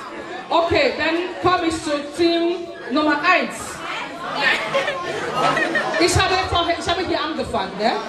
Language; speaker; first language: German; non-native, fluent; Igbo